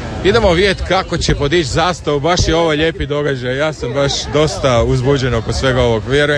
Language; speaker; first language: Serbian; native; Serbian